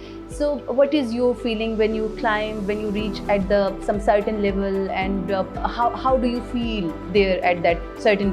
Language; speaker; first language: English; non-native, fluent; Urdu